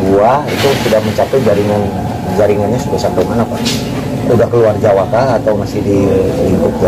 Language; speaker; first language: Indonesian; native; Indonesian